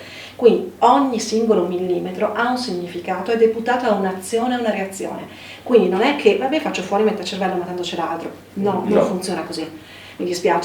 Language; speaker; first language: Italian; native; Italian